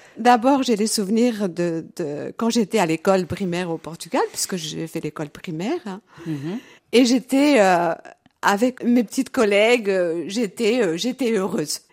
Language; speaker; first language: French; early bilingual, other home language; Portuguese